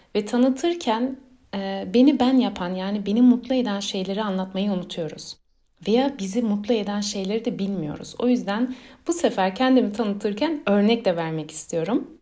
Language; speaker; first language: Turkish; early bilingual, heritage; Turkish